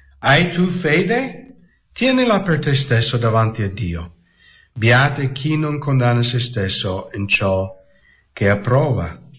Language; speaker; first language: Italian; non-native, fluent; English